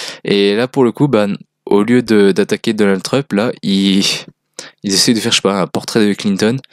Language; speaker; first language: French; native; French